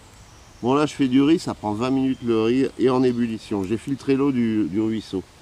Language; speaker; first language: French; native; French